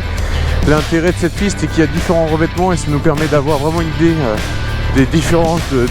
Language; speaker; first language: French; native; French